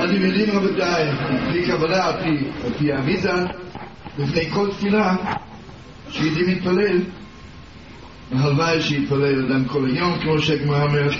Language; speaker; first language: Hebrew; non-native, learner; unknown